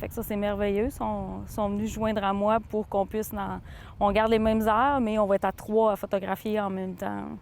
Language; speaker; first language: French; native; French